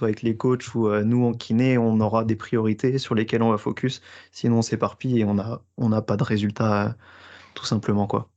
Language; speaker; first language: French; native; French